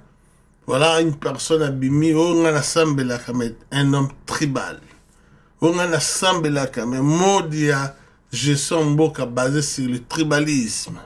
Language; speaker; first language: French; non-native, local second language; Lingala